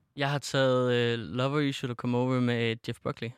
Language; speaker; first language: Danish; native; Danish